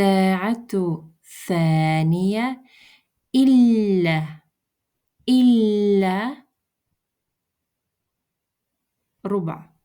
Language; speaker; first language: Arabic; non-native, fluent; Russian